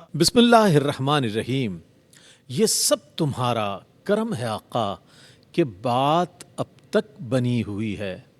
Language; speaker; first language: Urdu; native; Urdu